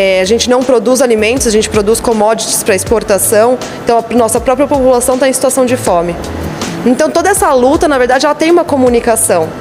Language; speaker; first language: Portuguese; native; Portuguese